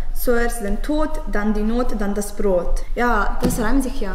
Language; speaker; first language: German; non-native, learner; Serbian